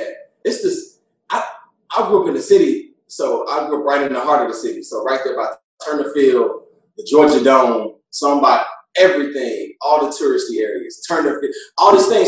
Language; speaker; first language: English; native; English